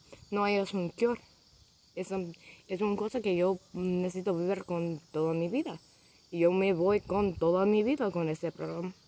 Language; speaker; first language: Spanish; non-native, learner; English